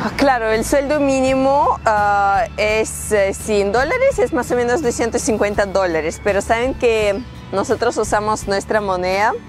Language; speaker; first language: Spanish; non-native, fluent; Ukrainian